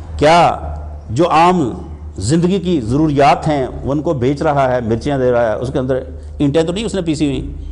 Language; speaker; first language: Urdu; non-native, local second language; Punjabi